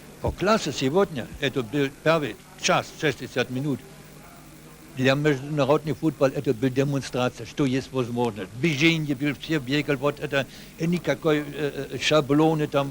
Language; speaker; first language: Russian; non-native, learner; German